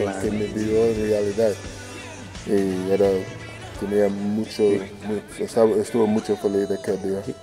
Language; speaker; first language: Spanish; non-native, fluent; English